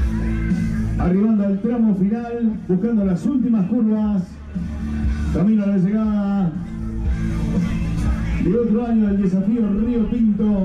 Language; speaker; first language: Spanish; native; Spanish